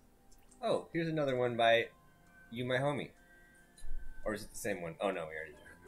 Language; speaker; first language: English; native; English